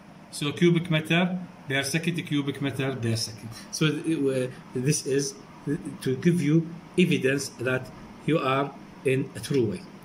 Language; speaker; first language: English; non-native, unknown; Arabic